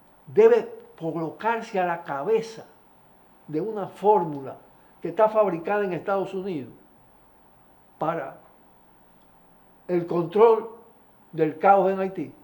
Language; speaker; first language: Spanish; native; Spanish